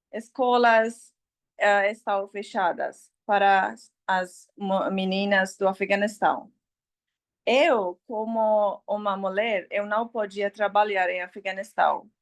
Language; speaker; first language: Portuguese; non-native, learner; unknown